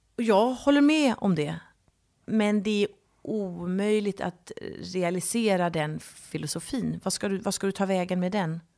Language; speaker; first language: Swedish; native; Swedish